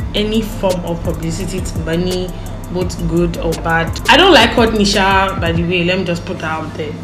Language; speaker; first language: English; non-native, local second language; Igbo